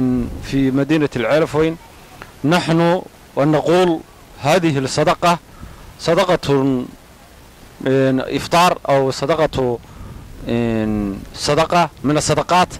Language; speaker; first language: Arabic; non-native, learner; Somali